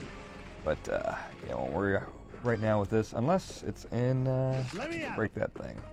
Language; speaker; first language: English; native; English